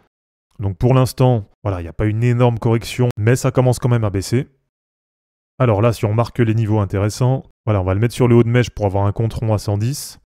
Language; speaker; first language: French; native; French